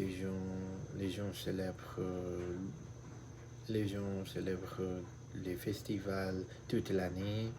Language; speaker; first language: French; non-native, learner; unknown